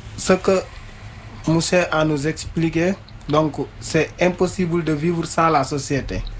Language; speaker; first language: French; non-native, local second language; Wolof